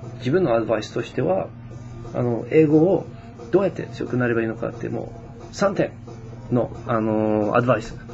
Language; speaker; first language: Japanese; non-native, fluent; English